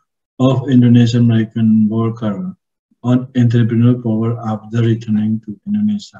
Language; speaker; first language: English; non-native, learner; Indonesian